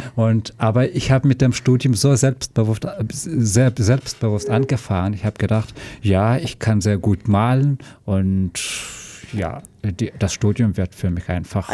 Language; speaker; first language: German; non-native, fluent; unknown